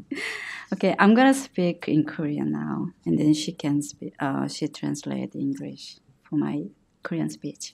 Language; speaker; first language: English; non-native, learner; Korean